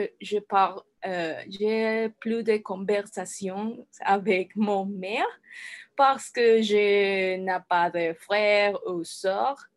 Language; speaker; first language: French; non-native, learner; Spanish